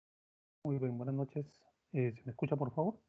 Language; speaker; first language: Spanish; native; Spanish